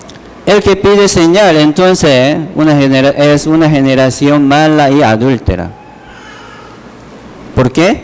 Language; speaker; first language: Spanish; non-native, learner; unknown